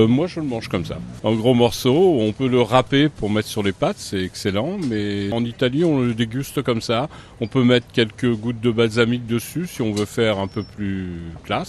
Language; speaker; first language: French; non-native, fluent; Italian